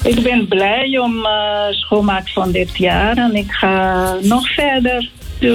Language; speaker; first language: Dutch; non-native, learner; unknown